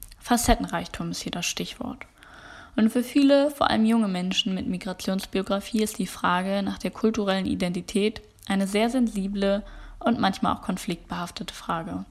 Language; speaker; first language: German; native; German